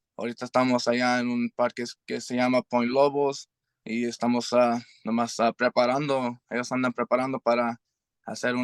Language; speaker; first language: Spanish; early bilingual, heritage; Spanish